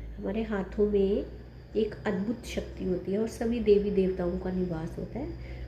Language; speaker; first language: Hindi; non-native, local second language; Punjabi